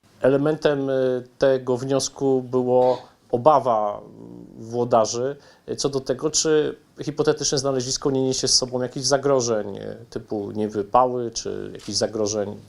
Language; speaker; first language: Polish; native; Polish